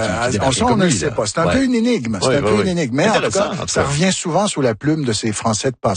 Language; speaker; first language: French; native; French